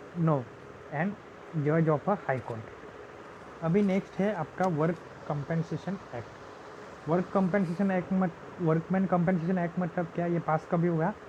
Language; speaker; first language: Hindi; non-native, local second language; Marathi